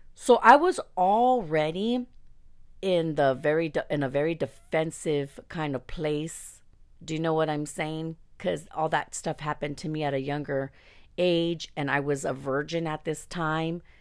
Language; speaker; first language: English; early bilingual, other home language; Spanish